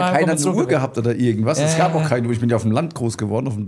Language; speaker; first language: German; native; German